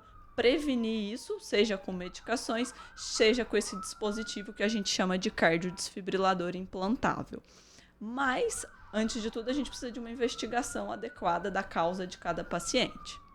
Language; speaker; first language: Portuguese; native; Portuguese